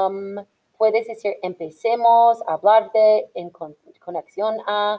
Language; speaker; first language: Spanish; non-native, fluent; English